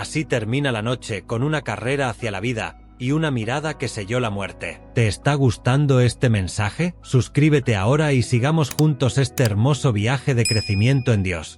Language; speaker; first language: Spanish; native; Spanish